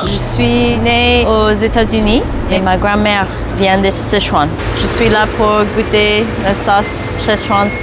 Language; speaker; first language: French; early bilingual, heritage; English